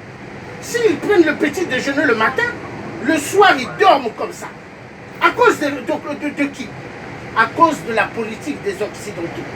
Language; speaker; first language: French; native; French